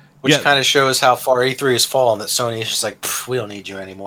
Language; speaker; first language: English; native; English